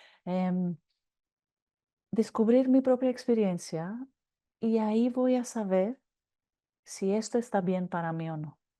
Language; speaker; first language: Spanish; non-native, fluent; Greek